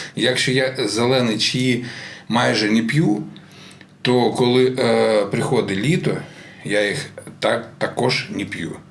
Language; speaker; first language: Ukrainian; non-native, local second language; Russian